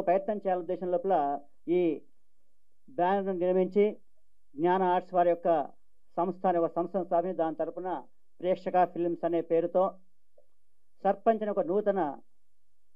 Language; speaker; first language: Telugu; native; Telugu